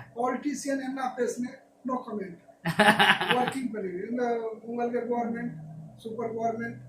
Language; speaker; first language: Tamil; non-native, learner; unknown